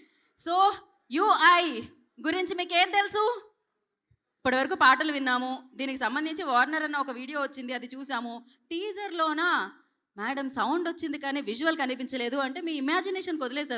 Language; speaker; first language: Telugu; native; Telugu